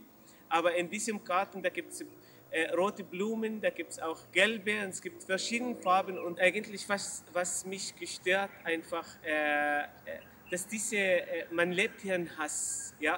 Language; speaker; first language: German; non-native, learner; Arabic